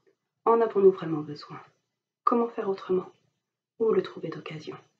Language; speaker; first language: French; native; French